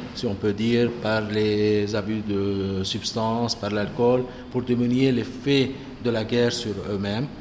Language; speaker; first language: French; non-native, local second language; Arabic